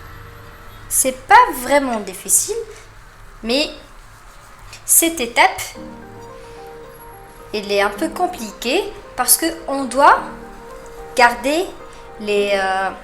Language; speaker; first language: French; non-native, local second language; Arabic